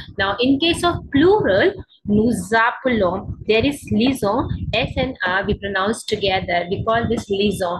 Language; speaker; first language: English; non-native, local second language; Hindi